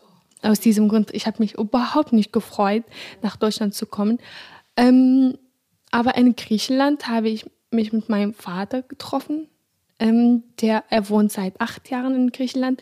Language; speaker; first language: German; non-native, fluent; Arabic